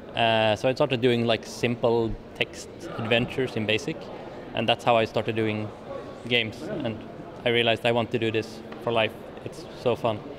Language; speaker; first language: English; non-native, fluent; Swedish